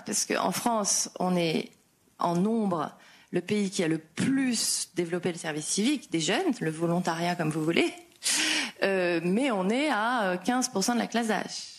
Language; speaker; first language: French; native; French